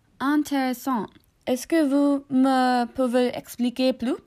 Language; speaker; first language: French; non-native, learner; English